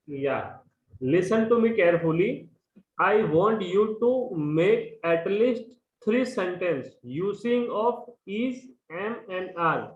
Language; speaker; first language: English; non-native, learner; Gujarati